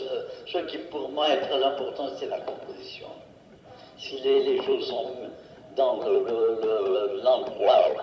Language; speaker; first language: French; non-native, fluent; Portuguese